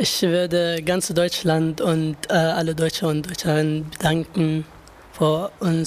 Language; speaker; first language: German; non-native, learner; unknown